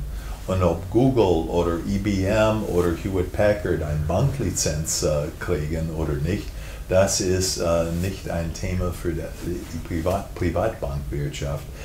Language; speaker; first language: German; non-native, fluent; English